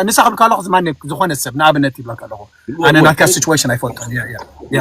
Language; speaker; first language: Tigrinya; early bilingual, heritage; Tigrinya